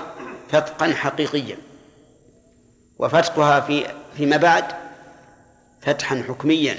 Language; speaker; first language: Arabic; native; Arabic